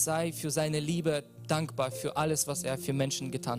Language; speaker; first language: German; non-native, learner; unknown